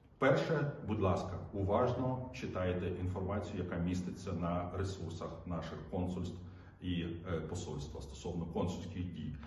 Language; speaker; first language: Ukrainian; native; Ukrainian